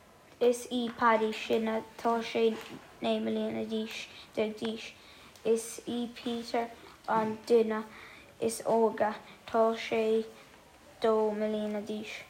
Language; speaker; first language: Irish; non-native, local second language; English